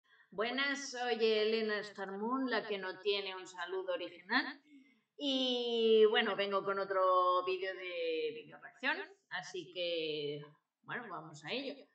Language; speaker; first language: Spanish; native; Spanish